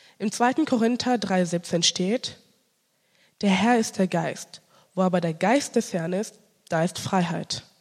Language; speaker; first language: German; early bilingual, other home language; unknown